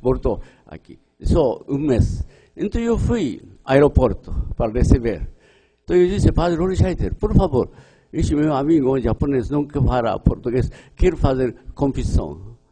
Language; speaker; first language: Portuguese; non-native, learner; Japanese